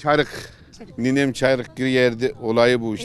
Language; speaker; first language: Turkish; non-native, local second language; Kyrgyz